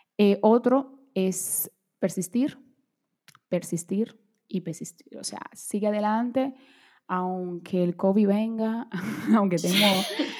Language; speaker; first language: Spanish; early bilingual, other home language; Portuguese